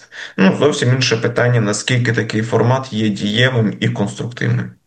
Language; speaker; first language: Ukrainian; native; Ukrainian